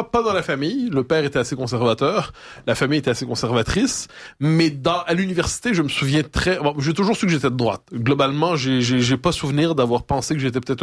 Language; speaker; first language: French; native; French